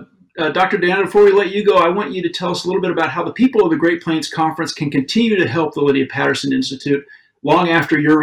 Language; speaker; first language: English; native; English